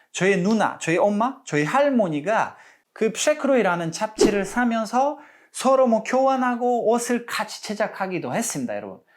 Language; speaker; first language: Korean; non-native, fluent; Polish